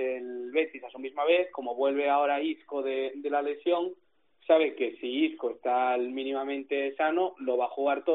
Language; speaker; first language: Spanish; native; Spanish